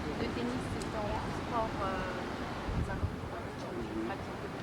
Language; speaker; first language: French; native; French